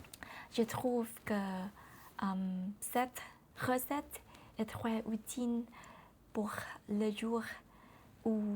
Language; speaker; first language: French; non-native, learner; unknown